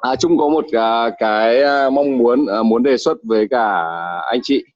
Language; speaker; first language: Vietnamese; native; Vietnamese